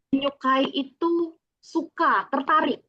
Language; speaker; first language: Indonesian; native; Indonesian